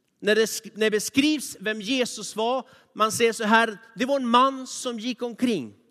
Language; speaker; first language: Swedish; non-native, fluent; Spanish